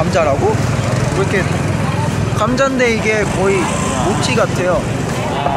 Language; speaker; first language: Korean; early bilingual, heritage; Korean